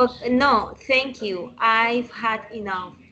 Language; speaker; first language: English; non-native, learner; Spanish